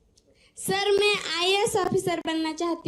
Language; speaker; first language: Hindi; non-native, local second language; Marathi